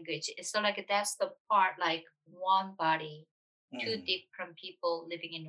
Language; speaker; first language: English; non-native, fluent; Korean